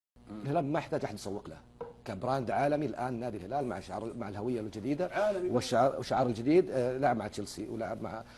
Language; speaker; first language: Arabic; native; Arabic